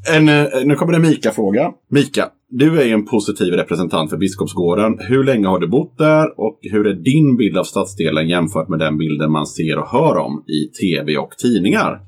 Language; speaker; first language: Swedish; native; Swedish